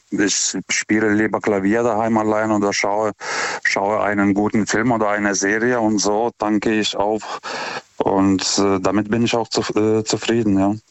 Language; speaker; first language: German; non-native, fluent; Lithuanian